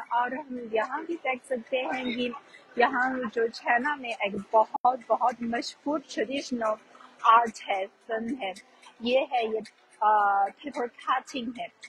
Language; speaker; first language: Urdu; non-native, fluent; Chinese